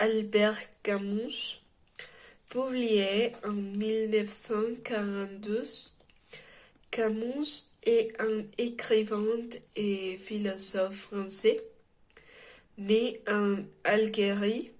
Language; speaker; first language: French; non-native, learner; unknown